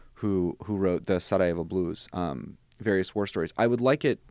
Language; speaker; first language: English; early bilingual, other home language; Bosnian